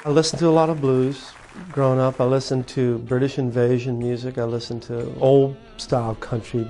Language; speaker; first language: English; native; English